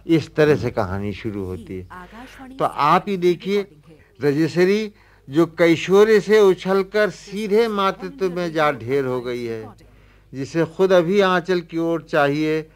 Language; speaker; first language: Hindi; native; Hindi